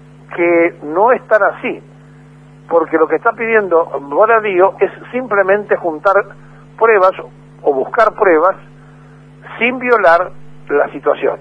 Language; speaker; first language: Spanish; native; Spanish